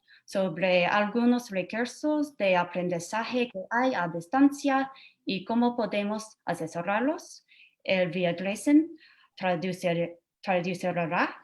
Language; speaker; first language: Spanish; non-native, fluent; English